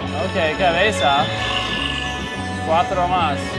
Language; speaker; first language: Spanish; non-native, learner; English